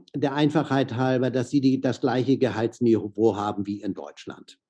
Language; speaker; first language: German; native; German